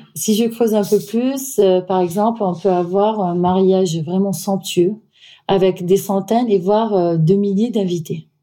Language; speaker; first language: French; non-native, fluent; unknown